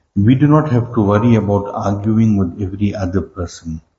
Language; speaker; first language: English; native; English